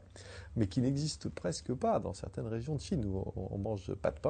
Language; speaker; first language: French; native; French